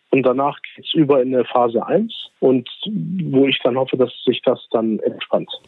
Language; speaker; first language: German; early bilingual, other home language; Turkish